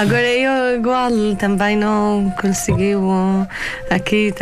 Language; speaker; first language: Portuguese; non-native, learner; Arabic